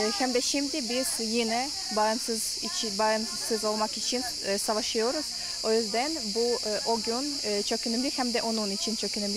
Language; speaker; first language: Turkish; non-native, fluent; Ukrainian